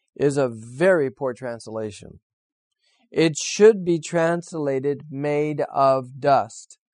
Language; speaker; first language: English; native; English